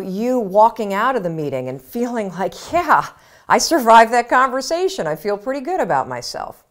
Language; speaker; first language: English; native; English